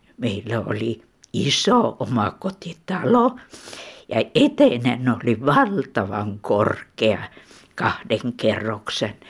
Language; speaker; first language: Finnish; native; Finnish